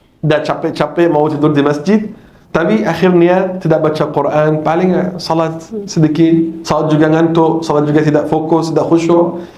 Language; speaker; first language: Malay; non-native, fluent; Arabic